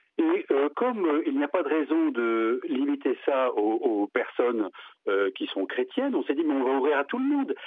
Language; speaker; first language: French; native; French